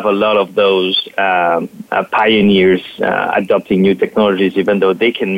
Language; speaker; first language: English; non-native, fluent; French